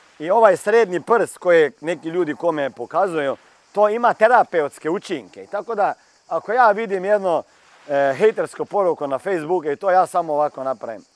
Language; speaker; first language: Croatian; early bilingual, heritage; Croatian